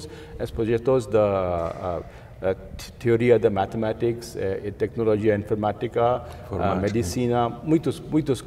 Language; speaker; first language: Portuguese; non-native, fluent; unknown